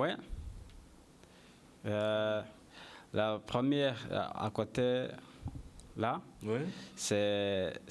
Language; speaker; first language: French; non-native, learner; Kinyarwanda